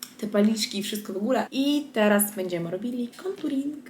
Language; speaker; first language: Polish; non-native, fluent; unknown